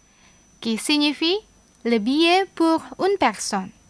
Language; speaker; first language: French; non-native, fluent; Indonesian